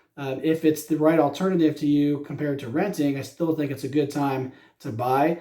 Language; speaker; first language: English; native; English